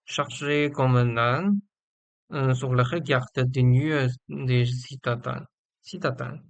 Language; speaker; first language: French; non-native, learner; Chinese